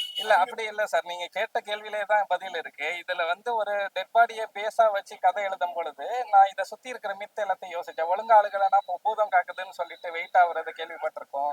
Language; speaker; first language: Tamil; native; Tamil